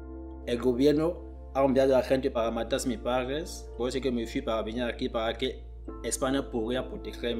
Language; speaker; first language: Spanish; non-native, learner; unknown